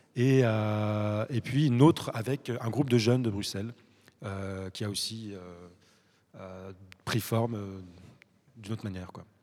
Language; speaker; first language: French; early bilingual, other home language; Arabic